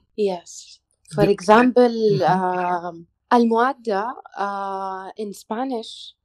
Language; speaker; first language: English; non-native, learner; Arabic